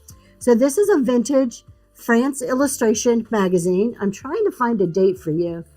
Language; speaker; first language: English; native; English